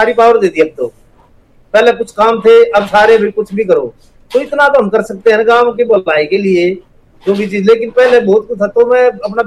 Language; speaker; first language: Hindi; native; Hindi